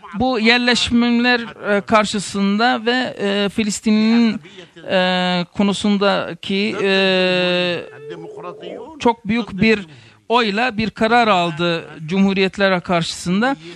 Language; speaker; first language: Turkish; non-native, fluent; Arabic